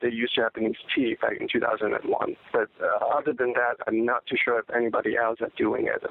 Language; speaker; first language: English; non-native, local second language; Cantonese